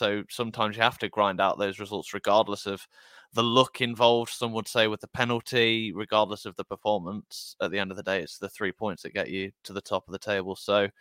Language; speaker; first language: English; native; English